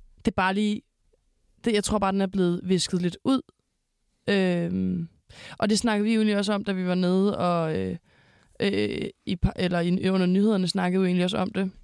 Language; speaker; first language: Danish; native; Danish